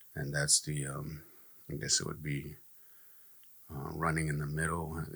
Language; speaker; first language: English; native; English